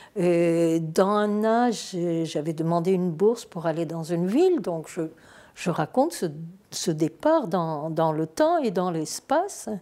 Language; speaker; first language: French; non-native, fluent; Turkish